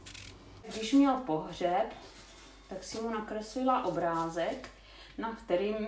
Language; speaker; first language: Czech; native; Czech